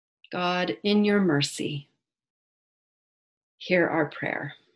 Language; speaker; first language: English; native; English